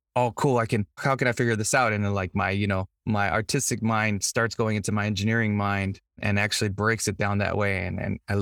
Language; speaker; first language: English; native; English